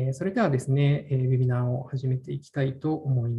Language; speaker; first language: Japanese; native; Japanese